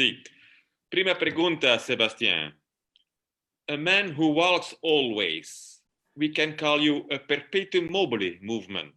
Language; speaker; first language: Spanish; non-native, learner; Dutch